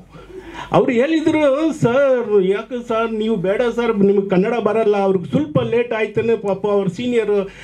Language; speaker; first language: Kannada; non-native, learner; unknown